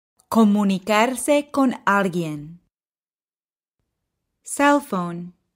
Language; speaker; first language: Spanish; non-native, fluent; English